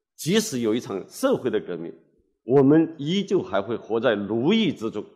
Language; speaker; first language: Chinese; native; Chinese